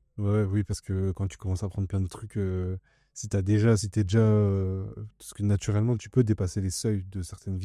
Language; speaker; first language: French; native; French